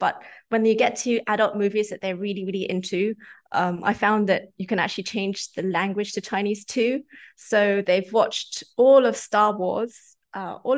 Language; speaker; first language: English; native; English